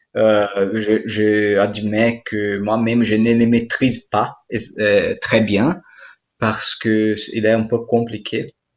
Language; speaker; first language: French; non-native, fluent; Portuguese